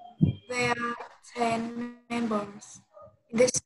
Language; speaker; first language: English; non-native, learner; Vietnamese